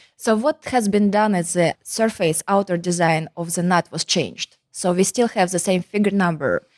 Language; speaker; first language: English; non-native, fluent; Kazakh